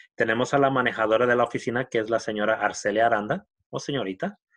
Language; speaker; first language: Spanish; early bilingual, heritage; Spanish